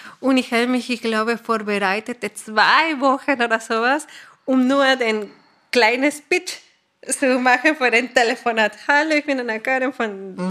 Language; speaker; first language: German; non-native, fluent; Spanish